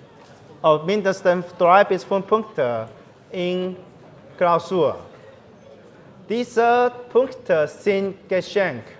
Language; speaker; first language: German; non-native, learner; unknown